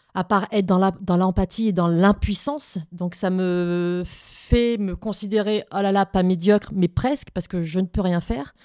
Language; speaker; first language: French; native; French